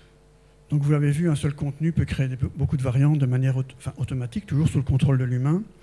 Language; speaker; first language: French; native; French